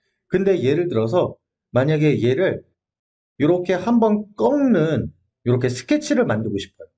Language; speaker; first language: Korean; native; Korean